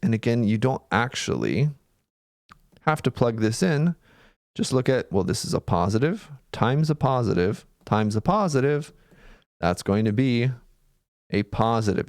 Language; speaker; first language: English; native; English